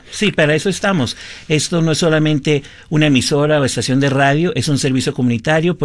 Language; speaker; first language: Spanish; early bilingual, heritage; Spanish